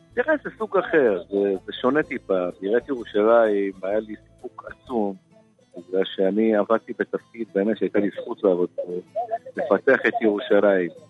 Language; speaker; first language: Hebrew; native; Hebrew